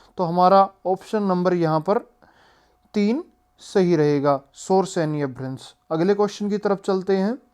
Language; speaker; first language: Hindi; native; Hindi